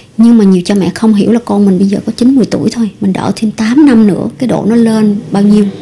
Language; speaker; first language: Vietnamese; early bilingual, heritage; Vietnamese